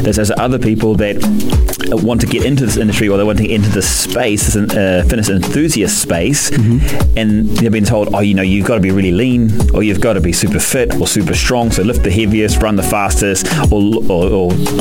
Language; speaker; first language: English; native; English